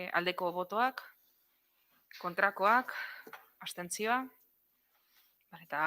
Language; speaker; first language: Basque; non-native, local second language; Spanish